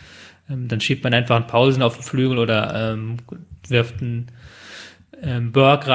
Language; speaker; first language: German; native; German